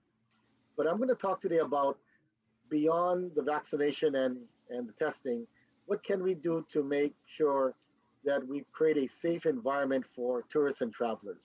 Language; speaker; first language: English; native; English